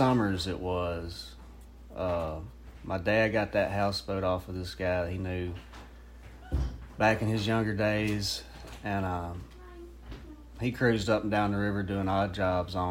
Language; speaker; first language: English; native; English